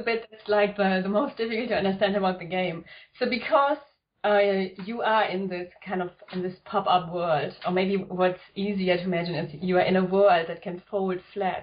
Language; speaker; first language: English; non-native, fluent; German